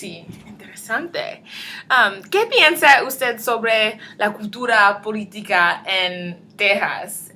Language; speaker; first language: Spanish; non-native, learner; English